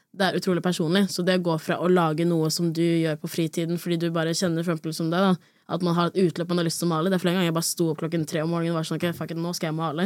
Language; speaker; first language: Norwegian; early bilingual, other home language; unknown